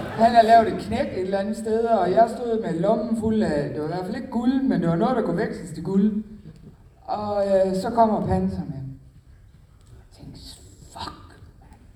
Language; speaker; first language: Danish; native; Danish